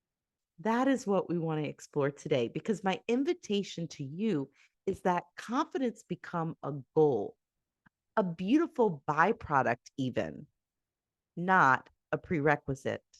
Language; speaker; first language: English; native; English